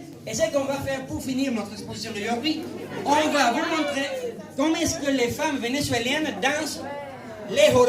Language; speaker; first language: French; non-native, fluent; Spanish